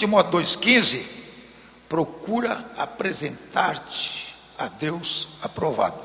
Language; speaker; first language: Portuguese; native; Portuguese